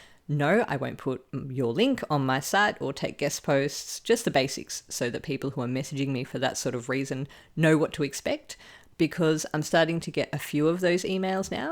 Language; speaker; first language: English; native; English